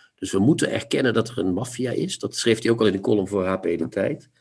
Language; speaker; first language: Dutch; non-native, local second language; Limburgish